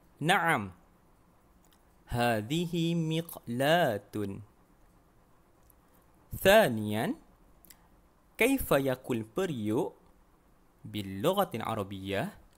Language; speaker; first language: Arabic; non-native, fluent; Malay